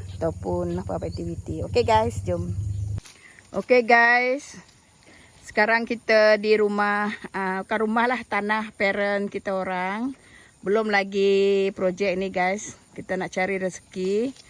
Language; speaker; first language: Malay; non-native, local second language; Iban